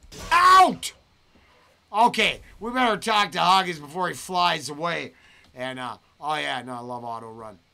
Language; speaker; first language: English; native; English